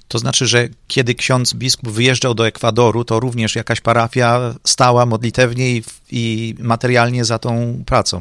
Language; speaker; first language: Polish; native; Polish